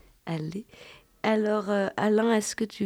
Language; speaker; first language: French; native; French